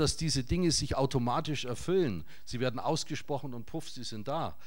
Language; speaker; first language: German; native; German